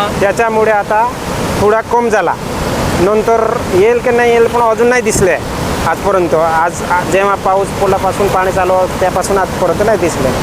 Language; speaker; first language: Marathi; non-native, local second language; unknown